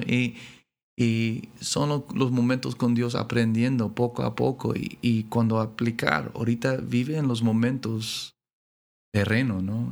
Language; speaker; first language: Spanish; non-native, learner; English